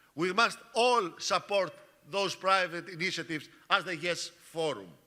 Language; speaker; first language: English; non-native, fluent; Greek